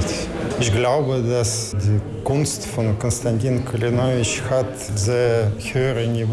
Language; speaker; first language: German; non-native, learner; Russian